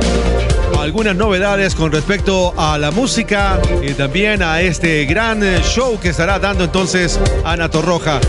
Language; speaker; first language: Spanish; native; Spanish